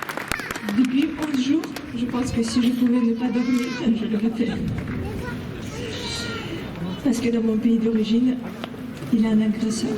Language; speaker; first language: French; non-native, fluent; Ukrainian